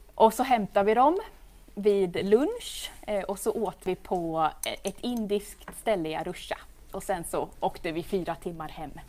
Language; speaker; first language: Swedish; native; Swedish